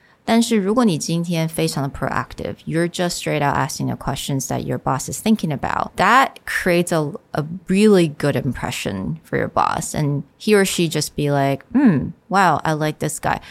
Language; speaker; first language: English; non-native, fluent; Chinese